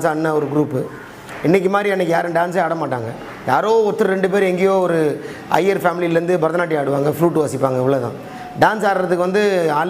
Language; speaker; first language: Tamil; native; Tamil